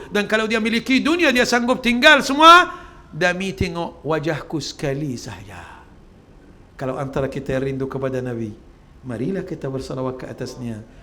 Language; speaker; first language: Malay; non-native, fluent; Arabic